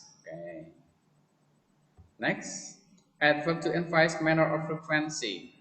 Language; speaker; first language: English; non-native, fluent; Indonesian